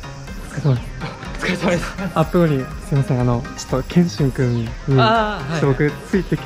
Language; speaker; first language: Japanese; native; Japanese